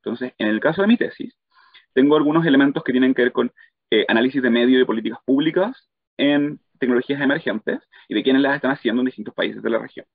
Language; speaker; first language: Spanish; native; Spanish